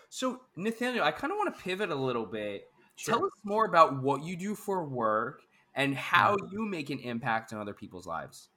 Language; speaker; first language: English; native; English